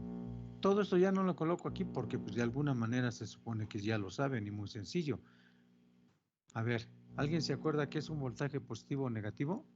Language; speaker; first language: Spanish; native; Spanish